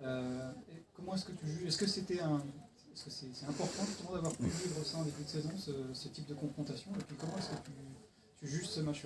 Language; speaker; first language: French; native; French